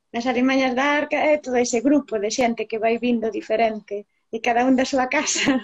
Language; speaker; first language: Galician; native; Galician